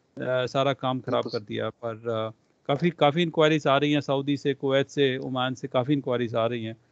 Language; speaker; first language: Hindi; non-native, local second language; Punjabi